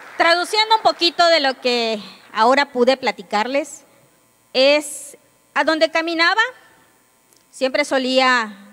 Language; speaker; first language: Spanish; non-native, local second language; Yucateco